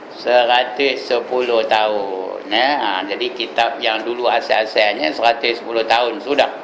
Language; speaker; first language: Malay; native; Malay